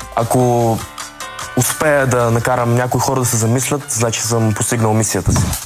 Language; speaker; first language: Bulgarian; early bilingual, other home language; Russian